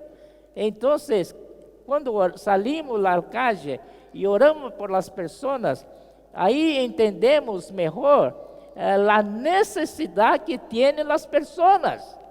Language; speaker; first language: Spanish; non-native, fluent; Portuguese